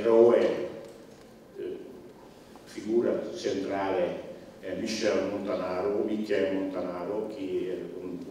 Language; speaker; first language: Italian; non-native, learner; Hungarian